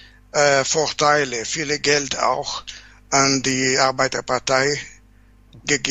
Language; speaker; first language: German; non-native, fluent; Portuguese